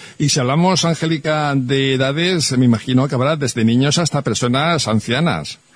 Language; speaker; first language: Spanish; native; Spanish